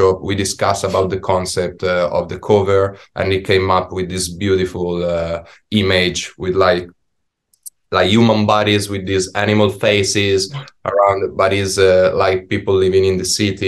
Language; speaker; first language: English; non-native, fluent; Italian